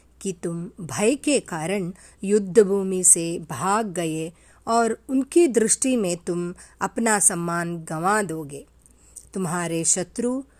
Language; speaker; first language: Hindi; non-native, local second language; Telugu